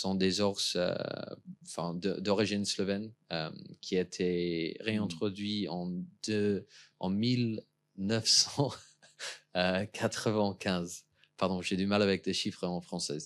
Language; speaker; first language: French; non-native, fluent; English